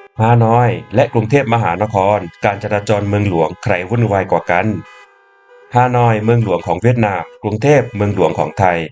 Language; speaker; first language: Thai; native; Thai